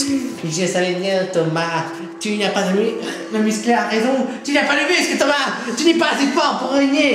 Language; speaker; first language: French; native; French